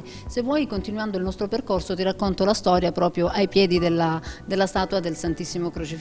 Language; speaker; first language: Italian; native; Italian